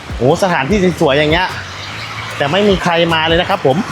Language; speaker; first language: Thai; non-native, local second language; Northeastern Thai